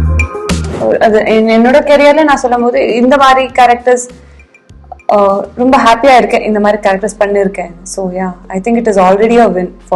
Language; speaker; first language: Tamil; non-native, fluent; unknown